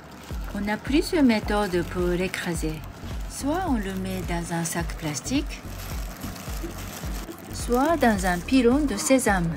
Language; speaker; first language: French; non-native, fluent; Japanese